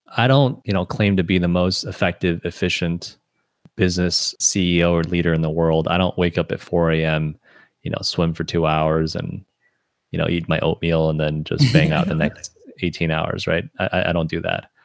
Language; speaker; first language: English; early bilingual, other home language; Chinese